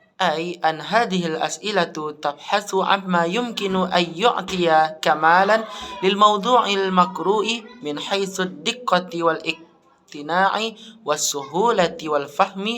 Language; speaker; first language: Arabic; non-native, learner; Indonesian